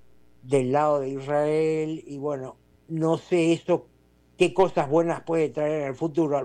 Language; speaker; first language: Spanish; native; Spanish